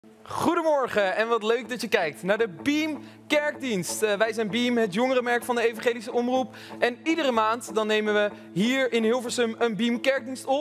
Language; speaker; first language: Dutch; native; Dutch